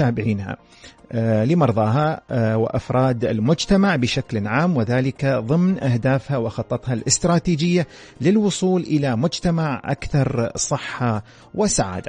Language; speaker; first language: Arabic; native; Arabic